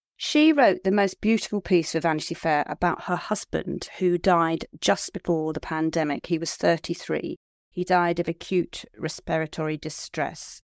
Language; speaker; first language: English; native; English